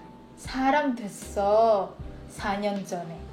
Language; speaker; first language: Korean; non-native, fluent; Indonesian